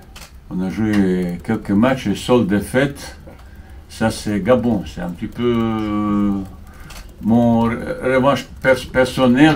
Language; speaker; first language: French; non-native, fluent; Bosnian